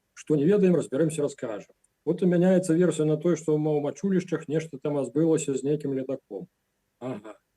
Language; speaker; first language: Belarusian; non-native, local second language; Russian